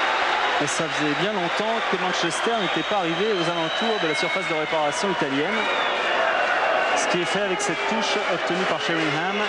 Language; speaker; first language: French; native; French